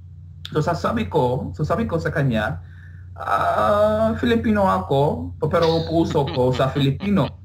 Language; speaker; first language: Filipino; non-native, learner; English